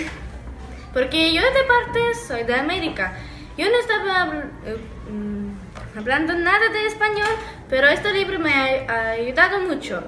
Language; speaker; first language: Spanish; non-native, learner; Russian